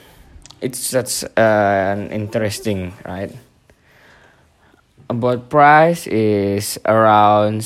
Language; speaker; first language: English; non-native, learner; Indonesian